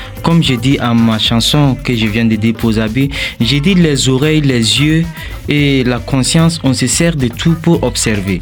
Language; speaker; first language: French; non-native, local second language; Mossi